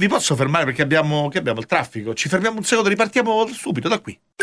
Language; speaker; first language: Italian; native; Italian